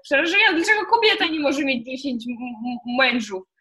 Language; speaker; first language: Polish; non-native, fluent; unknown